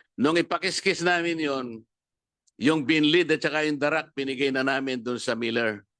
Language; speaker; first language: Filipino; non-native, local second language; Pampanga